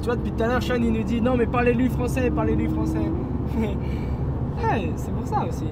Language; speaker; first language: French; native; French